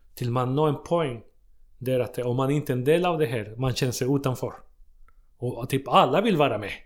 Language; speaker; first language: Swedish; non-native, fluent; Spanish